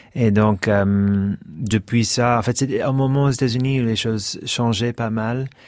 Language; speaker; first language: French; non-native, fluent; English